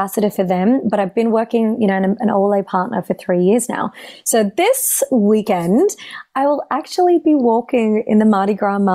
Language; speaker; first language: English; native; English